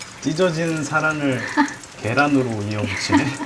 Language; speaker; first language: Korean; native; Korean